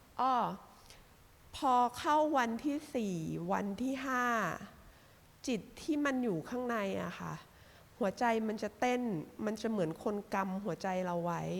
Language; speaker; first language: Thai; native; Thai